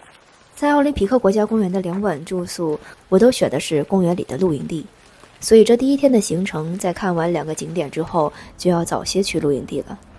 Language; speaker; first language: Chinese; native; Chinese